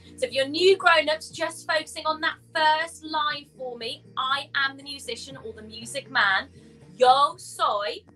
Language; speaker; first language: English; native; English